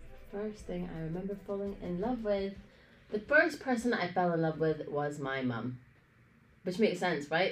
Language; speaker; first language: English; early bilingual, other home language; Arabic